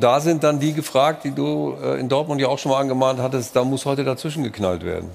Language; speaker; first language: German; native; German